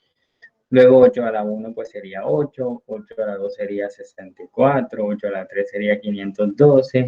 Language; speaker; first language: Spanish; native; Spanish